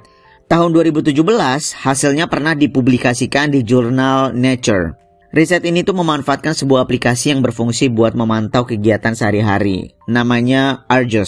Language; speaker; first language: Indonesian; native; Indonesian